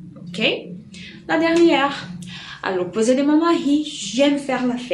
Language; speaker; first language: French; non-native, fluent; Portuguese